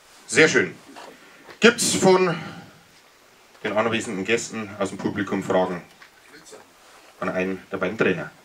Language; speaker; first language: German; native; German